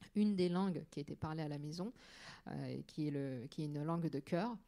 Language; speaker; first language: French; native; French